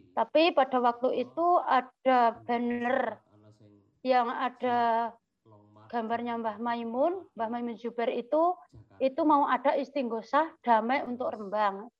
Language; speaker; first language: Indonesian; non-native, local second language; Javanese